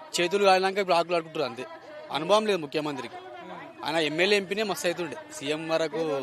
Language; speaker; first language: Telugu; native; Telugu